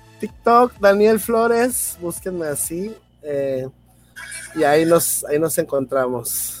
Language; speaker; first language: Spanish; native; Spanish